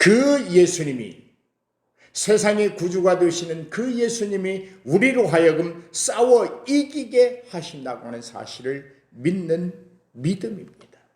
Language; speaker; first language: Korean; native; Korean